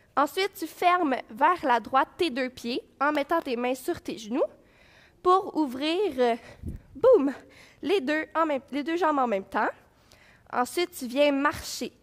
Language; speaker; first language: French; native; French